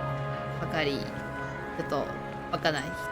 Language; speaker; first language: Japanese; non-native, learner; Chinese